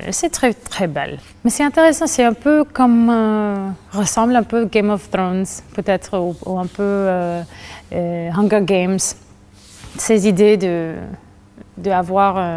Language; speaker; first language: French; non-native, fluent; Spanish